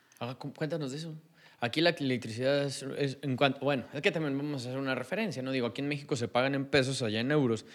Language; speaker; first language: Spanish; native; Spanish